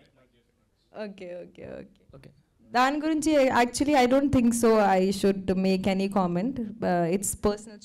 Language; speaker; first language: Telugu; non-native, fluent; Hindi